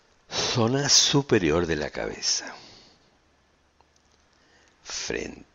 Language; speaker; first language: Spanish; native; Spanish